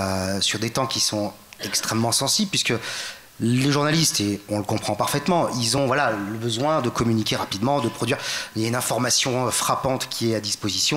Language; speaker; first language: French; native; French